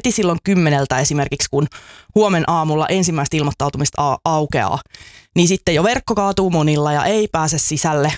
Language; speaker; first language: Finnish; native; Finnish